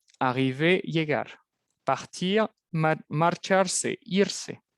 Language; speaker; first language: Spanish; non-native, fluent; French